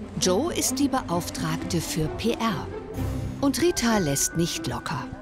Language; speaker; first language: German; native; German